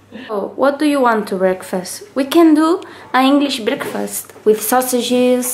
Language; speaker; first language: English; non-native, learner; Spanish